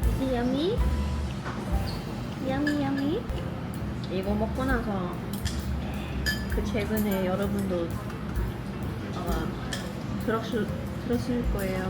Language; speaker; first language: Korean; non-native, fluent; Swedish